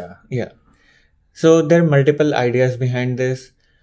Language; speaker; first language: English; non-native, local second language; Hindi